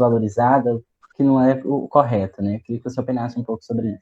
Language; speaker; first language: Portuguese; native; Portuguese